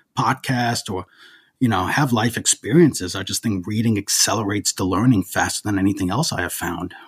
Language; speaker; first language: English; early bilingual, other home language; German